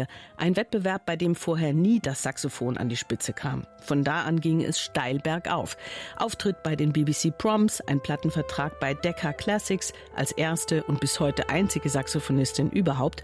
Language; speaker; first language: German; native; German